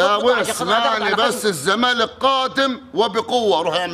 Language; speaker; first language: Arabic; native; Arabic